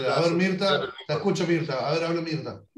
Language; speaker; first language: Spanish; native; Spanish